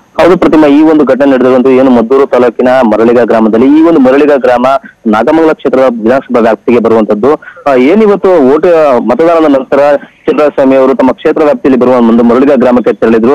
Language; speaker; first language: Kannada; native; Kannada